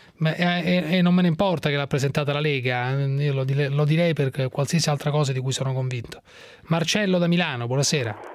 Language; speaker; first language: Italian; native; Italian